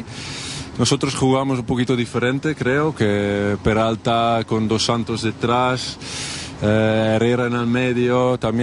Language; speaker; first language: Spanish; non-native, fluent; Dutch